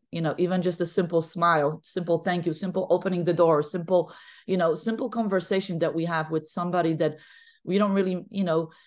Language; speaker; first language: English; non-native, fluent; Polish